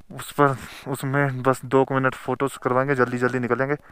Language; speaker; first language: Hindi; native; Hindi